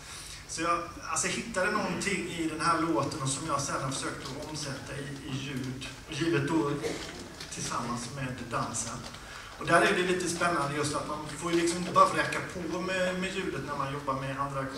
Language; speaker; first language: Swedish; native; Swedish